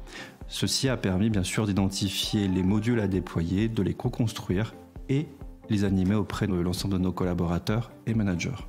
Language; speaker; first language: French; native; French